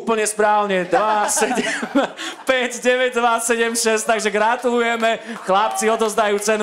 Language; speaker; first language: Slovak; native; Slovak